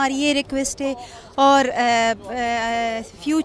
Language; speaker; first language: Hindi; non-native, fluent; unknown